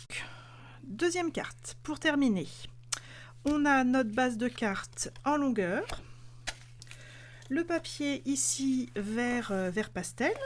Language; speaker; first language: French; native; French